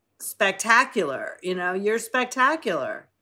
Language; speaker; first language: English; native; English